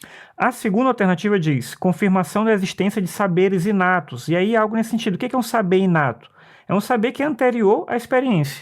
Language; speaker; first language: Portuguese; native; Portuguese